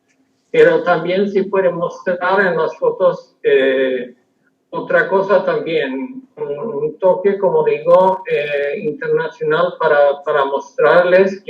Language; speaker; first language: Spanish; non-native, fluent; Swedish